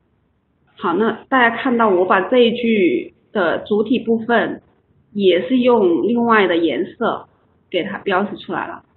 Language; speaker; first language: Chinese; native; Chinese